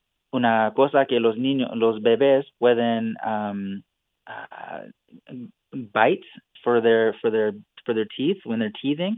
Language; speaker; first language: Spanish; non-native, fluent; English